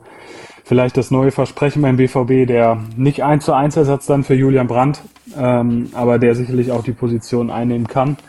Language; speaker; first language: German; native; German